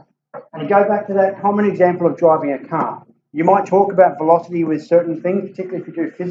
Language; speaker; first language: English; native; English